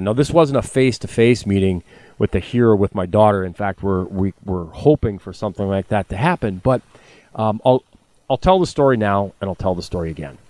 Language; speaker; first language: English; native; English